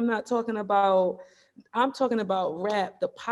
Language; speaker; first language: English; native; English